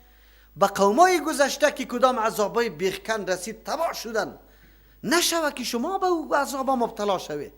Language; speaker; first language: Persian; native; Persian